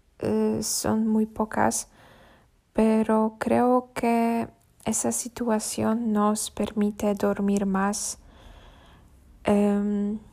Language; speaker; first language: Spanish; non-native, learner; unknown